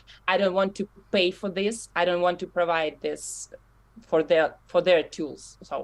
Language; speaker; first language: English; non-native, fluent; Russian